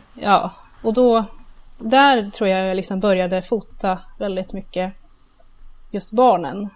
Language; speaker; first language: Swedish; native; Swedish